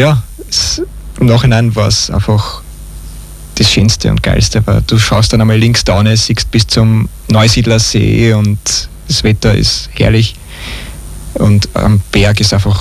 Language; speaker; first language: German; native; German